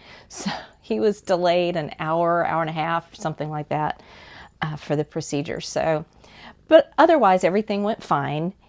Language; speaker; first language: English; native; English